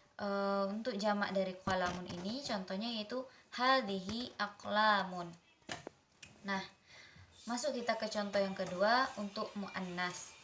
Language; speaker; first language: Indonesian; native; Indonesian